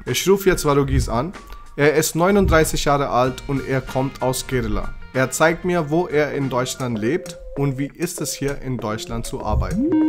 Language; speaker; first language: German; non-native, fluent; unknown